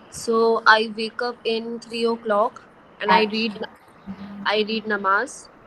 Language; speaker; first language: English; non-native, learner; Hindi